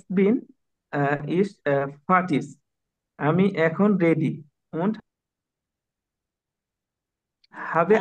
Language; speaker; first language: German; non-native, learner; Bangla